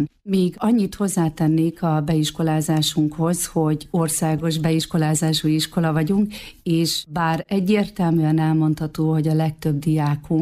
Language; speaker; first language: Hungarian; native; Hungarian